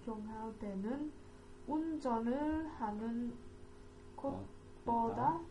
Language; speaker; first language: Korean; non-native, learner; English